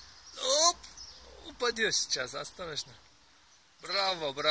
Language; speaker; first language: Russian; non-native, learner; Turkish